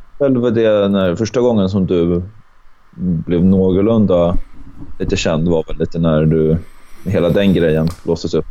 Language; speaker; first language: Swedish; native; Swedish